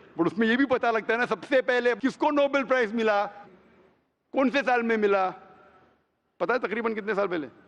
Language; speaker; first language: Hindi; non-native, local second language; Konkani